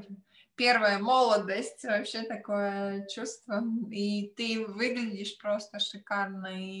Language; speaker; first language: Russian; non-native, local second language; Latvian